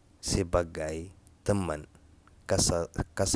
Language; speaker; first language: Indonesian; non-native, fluent; Arabic